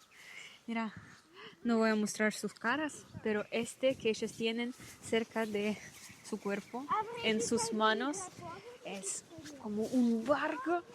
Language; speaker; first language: Spanish; non-native, learner; Russian